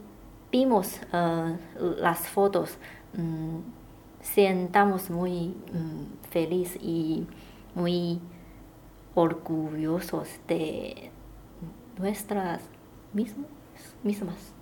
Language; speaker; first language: Spanish; non-native, learner; Chinese